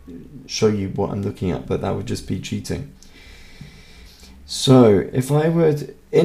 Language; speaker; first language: English; non-native, local second language; Hungarian